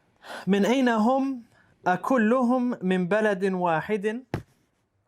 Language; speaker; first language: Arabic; non-native, fluent; English